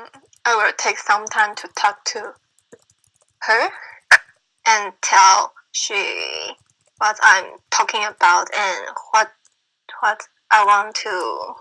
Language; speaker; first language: English; non-native, learner; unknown